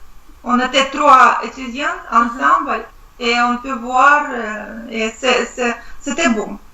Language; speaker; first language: French; non-native, learner; Russian